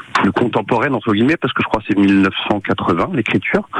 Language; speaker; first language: French; native; French